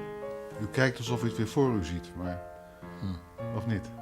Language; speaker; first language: Dutch; native; Dutch